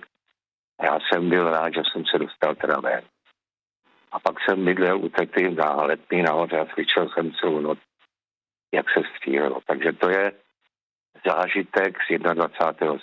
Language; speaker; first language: Czech; native; Czech